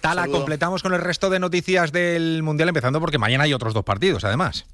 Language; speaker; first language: Spanish; native; Spanish